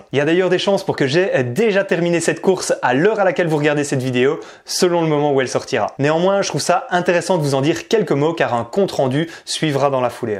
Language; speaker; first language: French; native; French